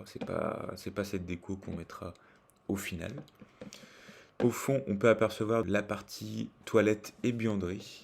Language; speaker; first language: French; native; French